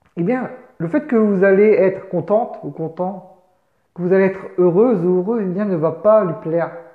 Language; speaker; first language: French; native; French